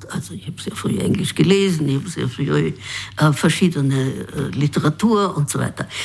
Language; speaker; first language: German; native; German